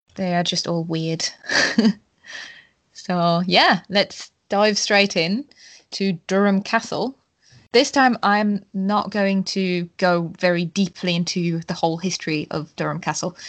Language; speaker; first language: English; non-native, fluent; German